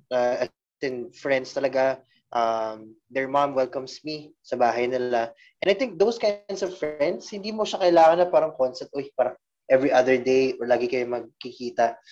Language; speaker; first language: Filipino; native; Filipino